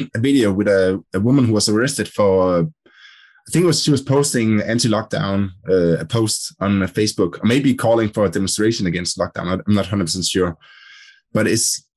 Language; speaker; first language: English; non-native, fluent; Danish